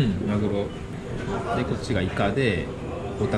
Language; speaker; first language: Japanese; native; Japanese